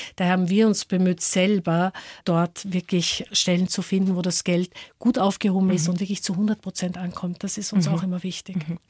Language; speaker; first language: German; native; German